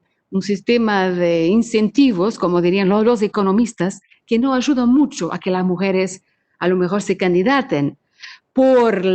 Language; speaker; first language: Spanish; non-native, fluent; Portuguese